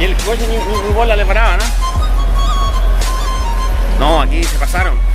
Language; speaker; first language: Spanish; native; Spanish